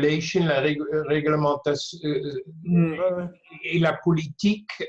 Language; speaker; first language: French; non-native, fluent; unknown